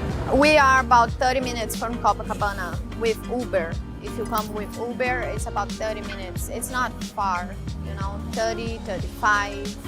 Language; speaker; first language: English; non-native, learner; Portuguese